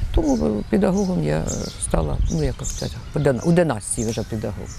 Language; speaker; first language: Ukrainian; native; Ukrainian